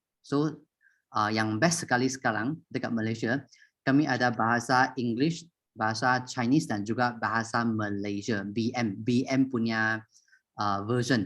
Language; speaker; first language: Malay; non-native, local second language; Chinese